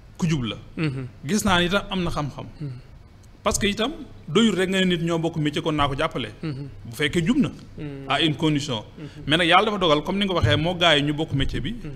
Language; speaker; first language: Wolof; native; Wolof